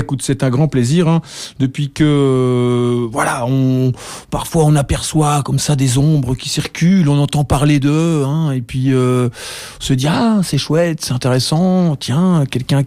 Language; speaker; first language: French; native; French